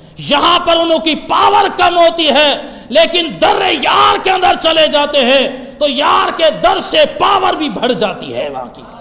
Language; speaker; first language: Urdu; non-native, local second language; Sindhi